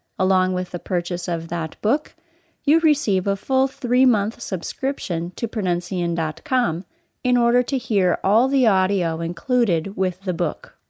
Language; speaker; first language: English; native; English